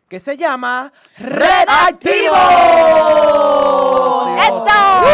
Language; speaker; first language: Spanish; native; Spanish